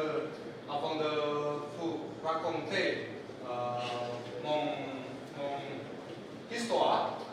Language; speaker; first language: French; non-native, learner; Indonesian